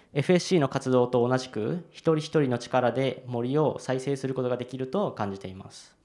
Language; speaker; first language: Japanese; native; Japanese